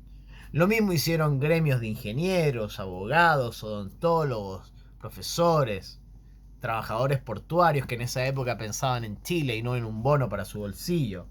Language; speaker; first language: Spanish; native; Spanish